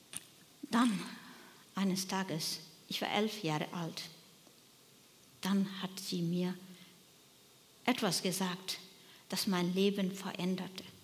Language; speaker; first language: German; non-native, learner; Nepali